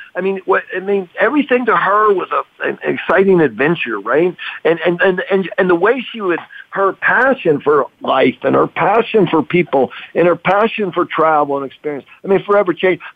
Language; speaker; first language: English; native; English